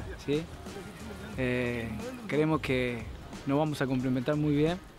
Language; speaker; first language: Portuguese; non-native, learner; Spanish